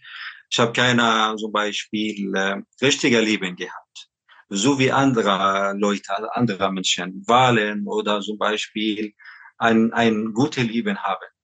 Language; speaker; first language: German; non-native, learner; Arabic